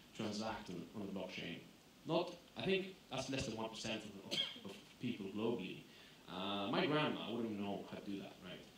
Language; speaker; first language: English; non-native, fluent; Greek